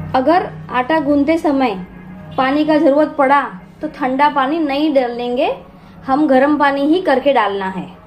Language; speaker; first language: Hindi; non-native, local second language; Marathi